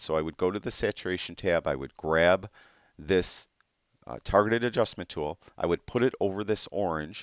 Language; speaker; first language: English; native; English